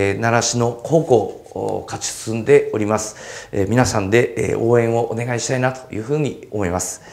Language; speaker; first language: Japanese; native; Japanese